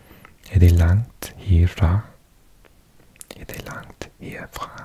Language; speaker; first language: Danish; non-native, learner; English